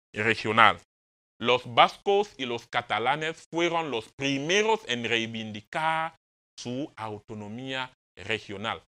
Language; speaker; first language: Spanish; non-native, fluent; French